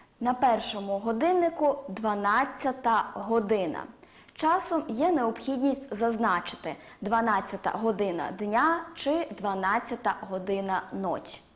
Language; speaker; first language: Ukrainian; native; Ukrainian